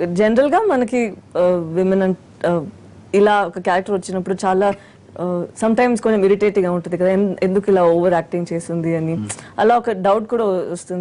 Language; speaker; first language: Telugu; non-native, fluent; Tamil